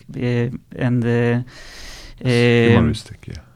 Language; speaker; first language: English; non-native, learner; Russian